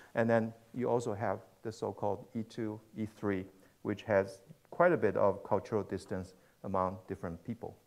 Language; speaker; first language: English; non-native, fluent; Chinese